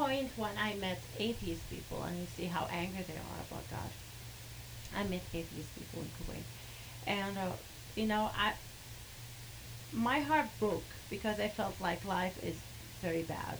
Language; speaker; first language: English; non-native, fluent; Arabic